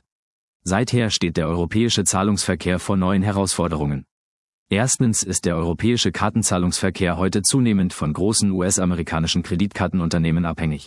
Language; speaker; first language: German; native; German